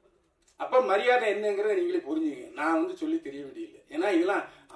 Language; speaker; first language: Tamil; native; Tamil